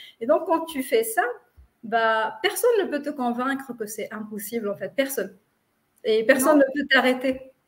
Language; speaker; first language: French; non-native, local second language; Arabic